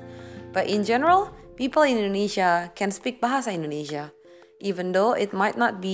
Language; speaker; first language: English; non-native, fluent; Indonesian